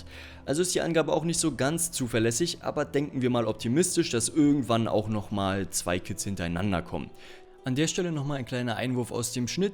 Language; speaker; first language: German; native; German